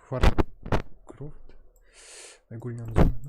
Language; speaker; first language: Korean; non-native, learner; Russian